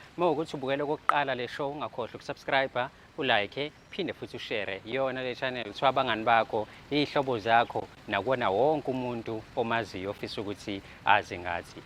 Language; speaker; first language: Zulu; native; Zulu